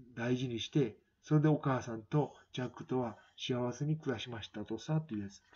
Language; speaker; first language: Japanese; native; Japanese